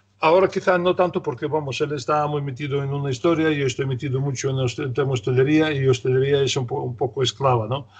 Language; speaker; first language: Spanish; non-native, fluent; Russian